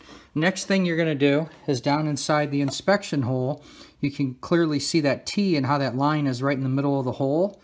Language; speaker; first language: English; native; English